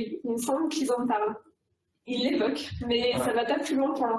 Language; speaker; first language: French; native; French